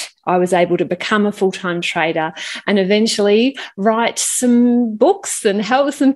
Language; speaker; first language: English; native; English